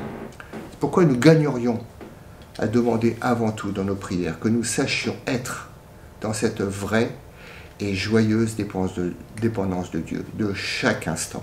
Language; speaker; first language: French; native; French